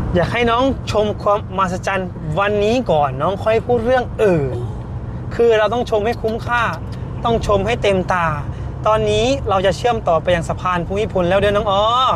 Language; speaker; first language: Thai; native; Thai